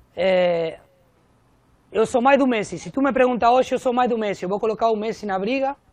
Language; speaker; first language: Portuguese; non-native, fluent; Spanish